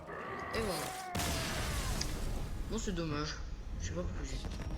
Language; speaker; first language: French; native; French